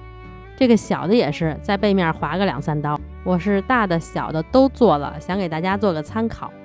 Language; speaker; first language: Chinese; native; Chinese